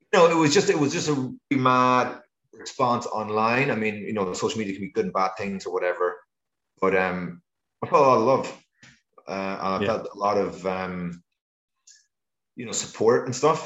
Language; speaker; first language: English; native; English